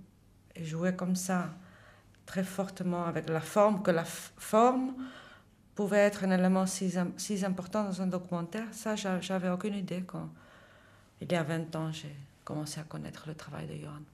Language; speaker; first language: French; non-native, fluent; Dutch